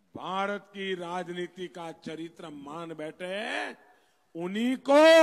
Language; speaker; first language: Hindi; non-native, local second language; Gujarati